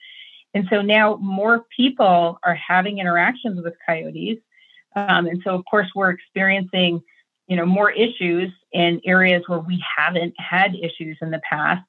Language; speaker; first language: English; native; English